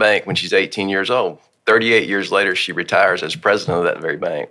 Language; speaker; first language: English; native; English